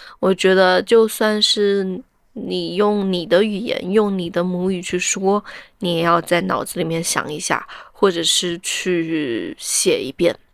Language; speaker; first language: Chinese; native; Chinese